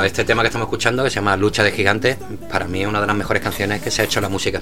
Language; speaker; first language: Spanish; native; Spanish